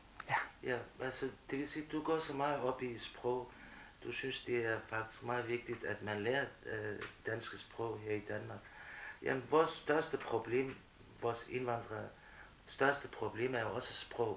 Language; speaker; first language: Danish; non-native, fluent; Kurdish